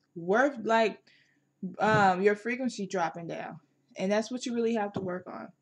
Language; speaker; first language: English; native; English